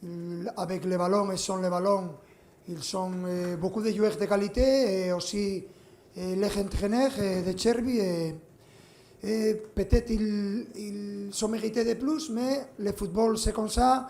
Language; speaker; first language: French; non-native, fluent; Spanish